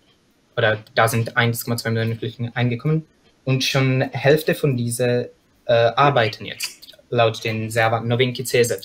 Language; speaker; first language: German; non-native, fluent; Czech